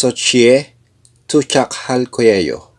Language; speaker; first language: Korean; non-native, learner; Filipino